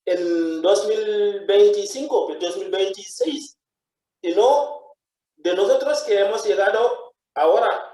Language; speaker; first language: Spanish; non-native, fluent; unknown